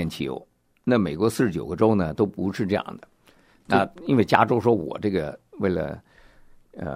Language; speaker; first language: Chinese; native; Chinese